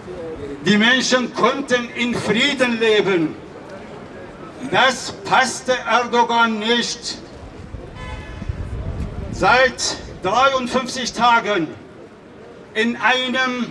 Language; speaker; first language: German; non-native, fluent; Kurdish